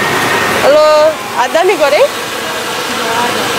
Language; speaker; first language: Portuguese; native; Portuguese